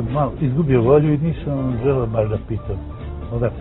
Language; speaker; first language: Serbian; non-native, local second language; Romany